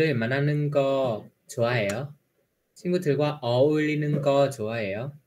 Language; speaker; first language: Korean; non-native, fluent; Vietnamese